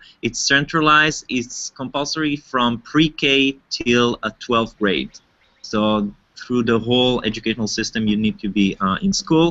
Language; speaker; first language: English; non-native, fluent; Hebrew